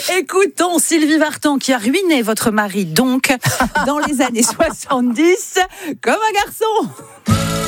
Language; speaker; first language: French; native; French